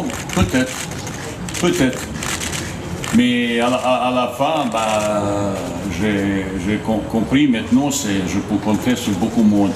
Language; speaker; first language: French; non-native, fluent; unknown